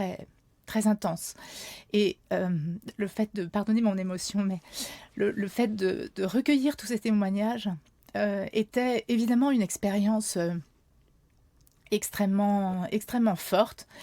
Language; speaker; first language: French; native; French